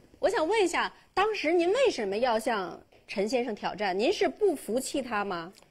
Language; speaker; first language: Chinese; native; Chinese